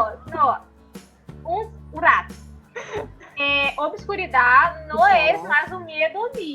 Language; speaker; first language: Spanish; non-native, learner; Portuguese